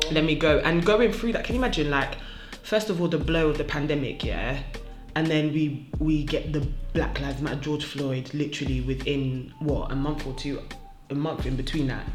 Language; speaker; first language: English; non-native, local second language; French